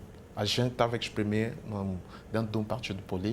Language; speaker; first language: Portuguese; non-native, fluent; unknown